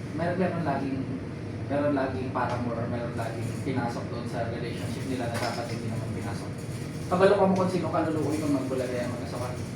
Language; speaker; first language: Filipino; non-native, local second language; Iloko